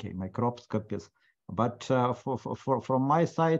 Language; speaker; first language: English; non-native, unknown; Ukrainian